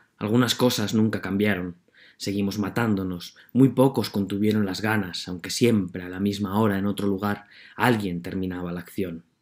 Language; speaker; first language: Spanish; native; Spanish